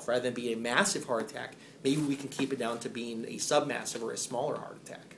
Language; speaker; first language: English; native; English